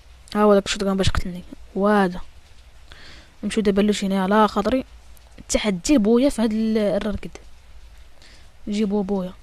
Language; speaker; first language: Arabic; native; Arabic